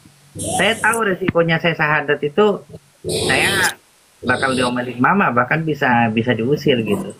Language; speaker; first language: Indonesian; native; Indonesian